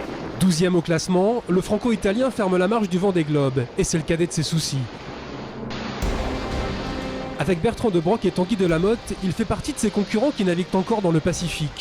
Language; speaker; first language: French; native; French